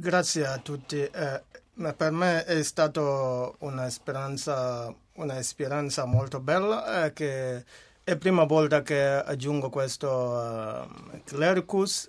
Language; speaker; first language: Italian; non-native, fluent; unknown